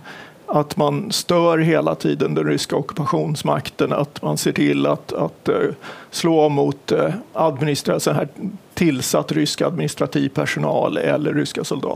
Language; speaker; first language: Swedish; native; Swedish